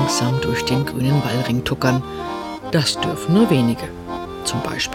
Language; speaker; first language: German; native; German